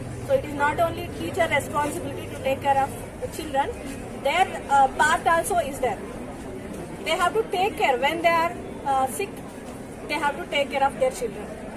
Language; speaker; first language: English; non-native, local second language; Telugu